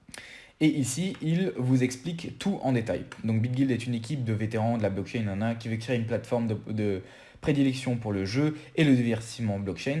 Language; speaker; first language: French; native; French